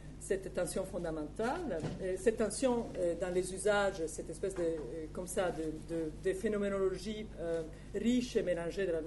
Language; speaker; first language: French; non-native, fluent; Italian